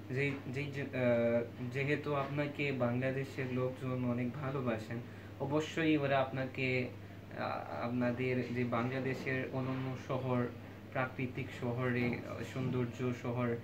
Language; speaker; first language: Bangla; non-native, fluent; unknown